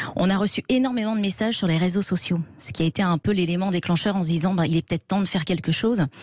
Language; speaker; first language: French; native; French